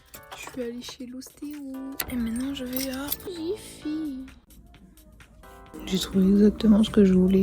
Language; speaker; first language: French; native; French